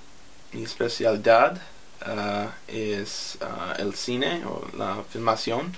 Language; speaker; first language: Spanish; non-native, learner; English